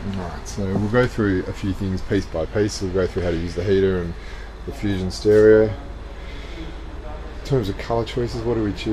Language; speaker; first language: English; native; English